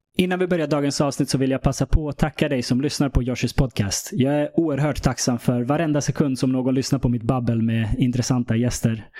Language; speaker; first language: Swedish; early bilingual, other home language; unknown